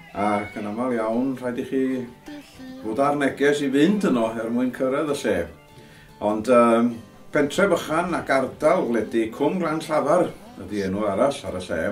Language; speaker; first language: Welsh; native; Welsh